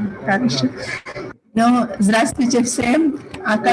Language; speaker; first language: Russian; non-native, fluent; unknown